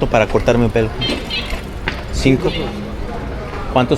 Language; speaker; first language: Spanish; early bilingual, heritage; Spanish